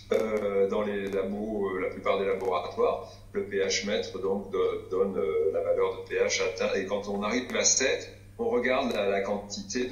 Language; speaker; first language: French; native; French